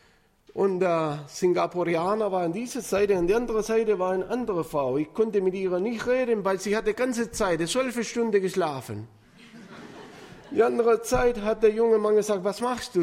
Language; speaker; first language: German; non-native, fluent; Spanish